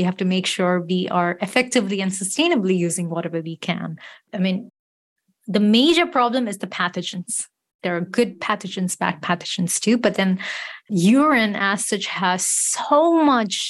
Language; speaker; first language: English; non-native, local second language; Tamil